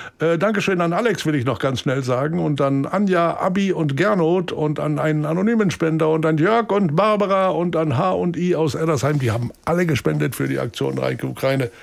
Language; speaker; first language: German; native; German